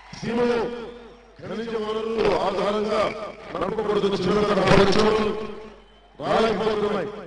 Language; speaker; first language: Telugu; native; Telugu